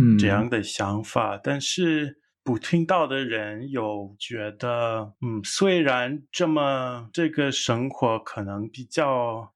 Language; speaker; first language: Chinese; non-native, fluent; English